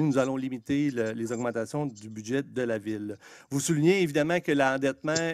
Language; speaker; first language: French; native; French